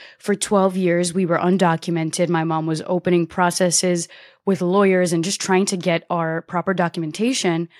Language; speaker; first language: English; early bilingual, other home language; Portuguese